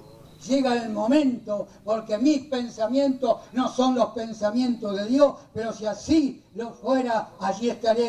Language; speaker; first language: Spanish; native; Spanish